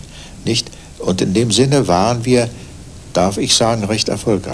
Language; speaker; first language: German; native; German